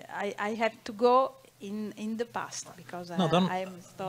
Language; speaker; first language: English; non-native, learner; Italian